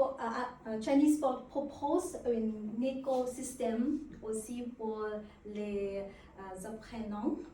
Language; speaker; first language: French; non-native, learner; Vietnamese